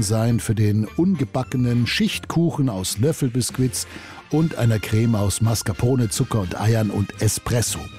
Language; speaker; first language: German; native; German